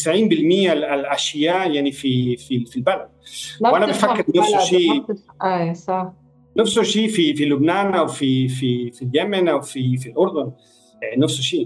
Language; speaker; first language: Arabic; non-native, fluent; Spanish